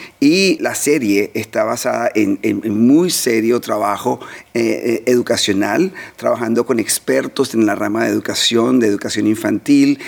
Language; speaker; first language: Spanish; native; Spanish